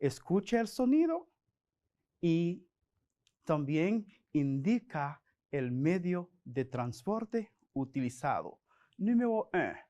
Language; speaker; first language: Spanish; non-native, fluent; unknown